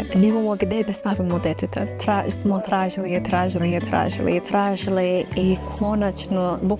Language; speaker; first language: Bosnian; non-native, fluent; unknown